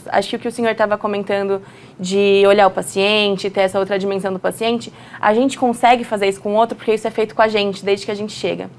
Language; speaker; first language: Portuguese; native; Portuguese